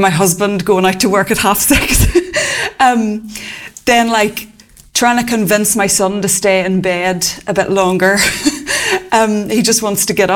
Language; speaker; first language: English; native; English